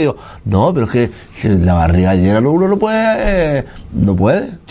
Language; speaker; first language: Spanish; native; Spanish